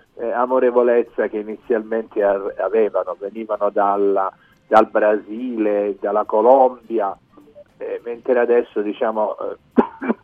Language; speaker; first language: Italian; non-native, local second language; Sicilian